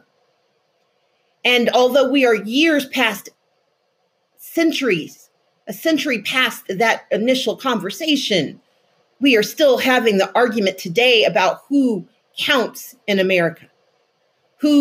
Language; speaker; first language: English; native; English